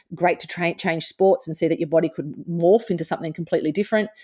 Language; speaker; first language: English; native; English